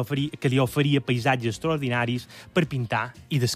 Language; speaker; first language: Catalan; native; Catalan